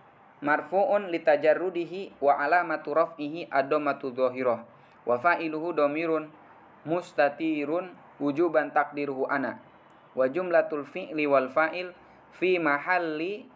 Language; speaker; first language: Arabic; non-native, fluent; Indonesian